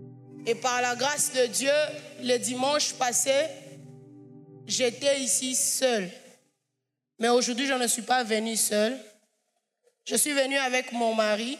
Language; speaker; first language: French; non-native, local second language; Swahili